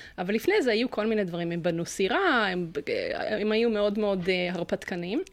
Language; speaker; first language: Hebrew; early bilingual, other home language; English